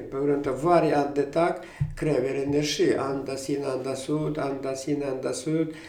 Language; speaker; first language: Swedish; non-native, fluent; Russian